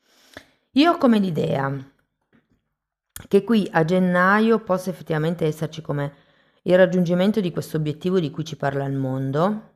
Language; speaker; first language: Italian; native; Italian